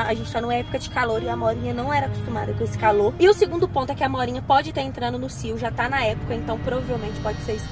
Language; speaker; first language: Portuguese; native; Portuguese